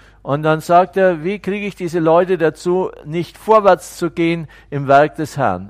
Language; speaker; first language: German; native; German